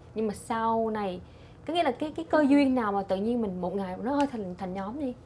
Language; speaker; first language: Vietnamese; early bilingual, heritage; Vietnamese